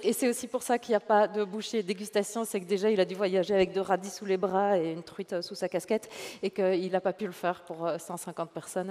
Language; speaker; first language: French; native; French